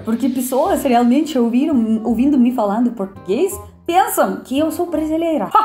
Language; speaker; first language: Portuguese; non-native, fluent; Russian